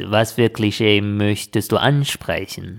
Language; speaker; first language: German; non-native, fluent; Chinese